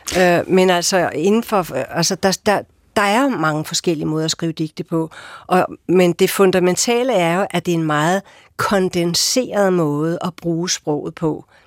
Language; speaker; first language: Danish; native; Danish